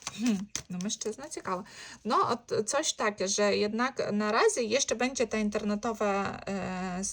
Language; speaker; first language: Polish; non-native, learner; Ukrainian